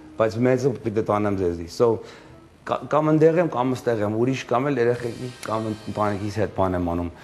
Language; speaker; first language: Armenian; early bilingual, heritage; Armenian